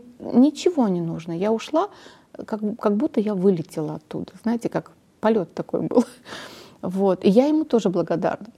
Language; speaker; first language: Russian; non-native, local second language; Armenian